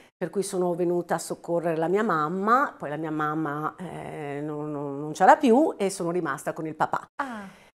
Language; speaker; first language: Italian; native; Italian